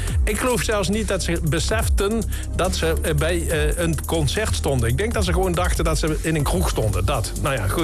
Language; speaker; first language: Dutch; native; Dutch